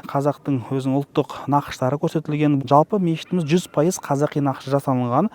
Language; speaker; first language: Kazakh; native; Kazakh